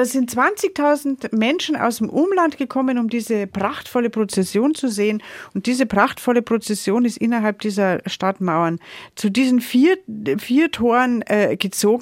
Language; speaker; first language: German; native; German